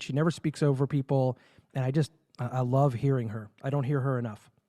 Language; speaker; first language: English; native; English